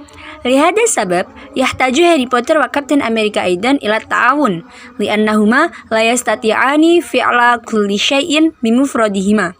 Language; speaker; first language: Arabic; non-native, learner; Indonesian